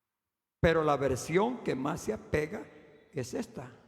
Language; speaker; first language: Spanish; native; Spanish